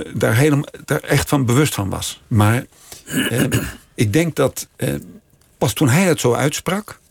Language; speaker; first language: Dutch; native; Dutch